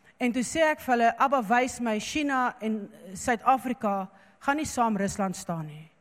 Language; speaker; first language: Afrikaans; non-native, local second language; English